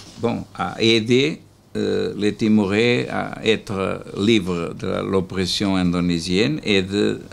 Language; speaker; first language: French; non-native, learner; Portuguese